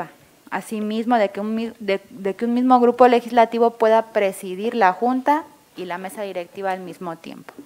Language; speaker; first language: Spanish; native; Spanish